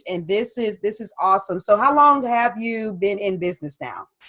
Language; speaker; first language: English; native; English